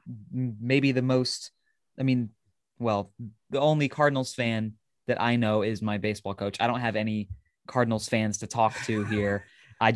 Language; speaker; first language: English; native; English